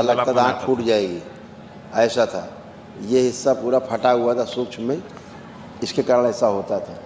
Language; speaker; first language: Hindi; native; Hindi